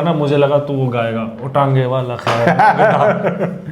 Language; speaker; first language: Hindi; native; Hindi